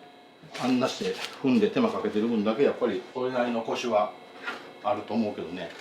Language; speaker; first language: Japanese; native; Japanese